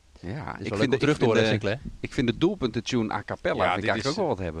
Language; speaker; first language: Dutch; native; Dutch